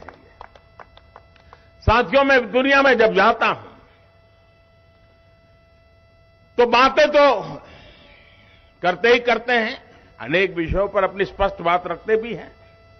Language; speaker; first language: Hindi; non-native, local second language; Gujarati